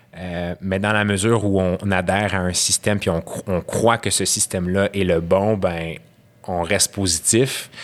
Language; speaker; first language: French; early bilingual, other home language; Arabic